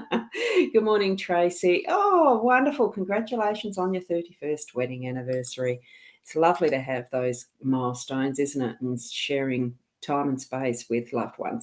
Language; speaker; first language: English; native; English